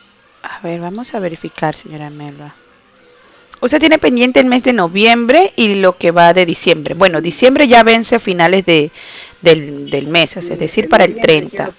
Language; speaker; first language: Spanish; native; Spanish